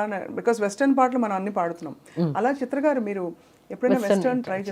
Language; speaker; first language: Telugu; native; Telugu